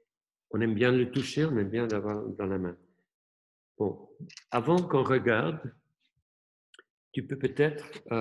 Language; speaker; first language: French; non-native, local second language; German